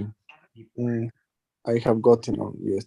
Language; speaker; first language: English; non-native, learner; Spanish